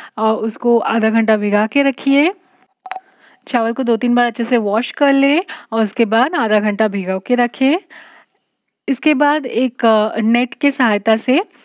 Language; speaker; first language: Hindi; non-native, local second language; Bangla